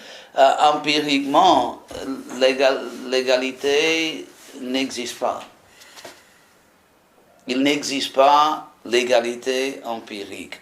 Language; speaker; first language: French; non-native, fluent; English